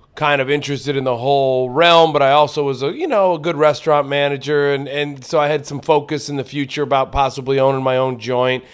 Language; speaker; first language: English; native; English